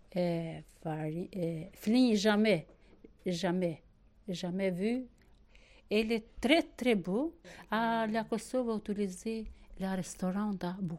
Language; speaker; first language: French; non-native, learner; Albanian